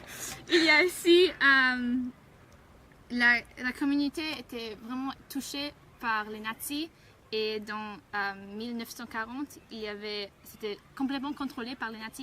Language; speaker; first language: French; non-native, learner; English